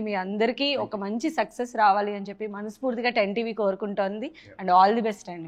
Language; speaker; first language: Telugu; native; Telugu